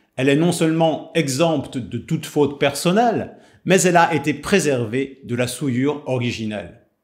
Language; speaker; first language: French; native; French